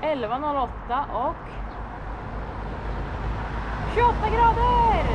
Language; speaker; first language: Swedish; native; Swedish